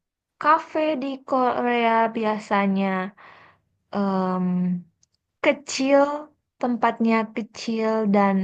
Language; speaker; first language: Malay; non-native, fluent; Korean